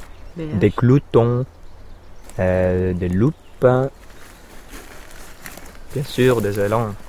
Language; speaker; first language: French; non-native, fluent; Finnish